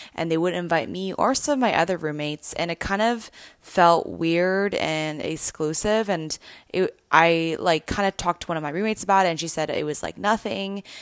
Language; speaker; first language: English; native; English